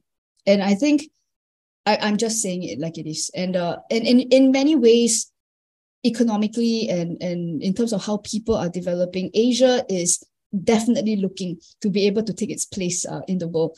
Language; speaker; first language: English; native; English